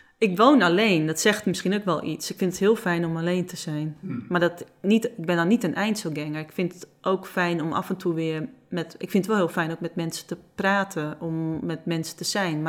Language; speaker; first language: Dutch; non-native, local second language; Western Frisian